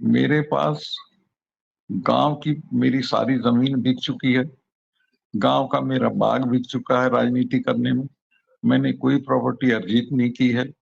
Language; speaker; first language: Hindi; native; Hindi